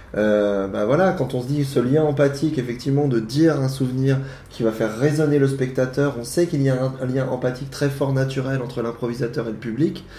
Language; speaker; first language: French; native; French